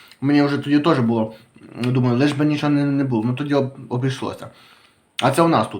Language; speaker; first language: Ukrainian; native; Ukrainian